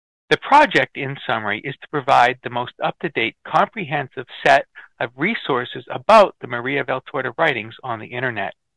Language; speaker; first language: English; native; English